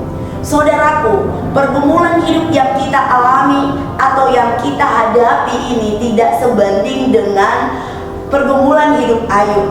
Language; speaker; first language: Indonesian; native; Indonesian